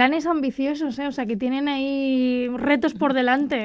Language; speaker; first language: Spanish; native; Spanish